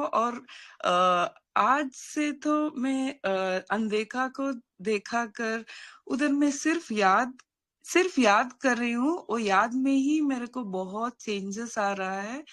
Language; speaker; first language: Hindi; non-native, local second language; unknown